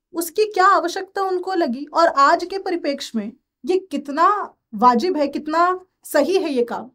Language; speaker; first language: Hindi; native; Hindi